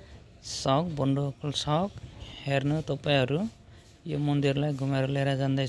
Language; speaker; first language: Nepali; non-native, local second language; Bodo